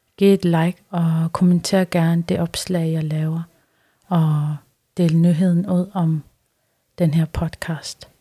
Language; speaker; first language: Danish; non-native, local second language; Kalaallisut